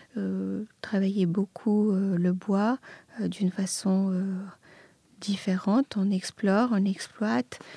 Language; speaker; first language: French; non-native, fluent; Serbian